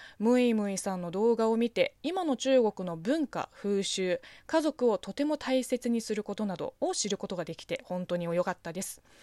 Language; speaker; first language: Japanese; non-native, fluent; Chinese